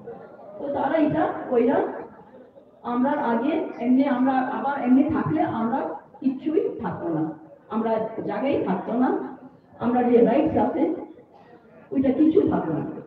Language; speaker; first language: Bangla; non-native, local second language; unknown